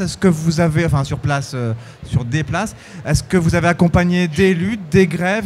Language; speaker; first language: French; native; French